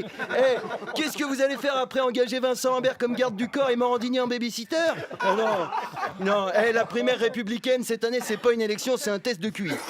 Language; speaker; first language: French; native; French